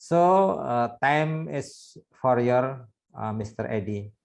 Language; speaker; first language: English; non-native, fluent; Indonesian